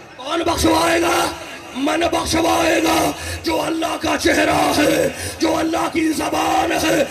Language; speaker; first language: Urdu; native; Urdu